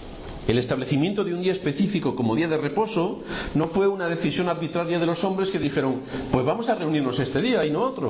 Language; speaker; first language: Spanish; native; Spanish